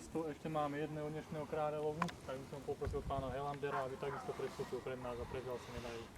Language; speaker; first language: Slovak; native; Slovak